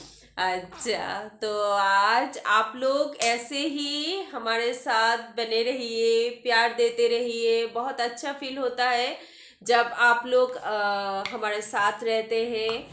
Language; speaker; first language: Hindi; non-native, local second language; Bangla